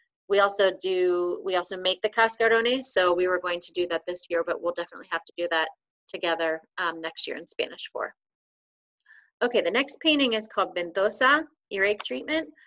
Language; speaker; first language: English; native; English